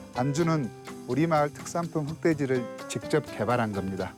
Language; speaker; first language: Korean; native; Korean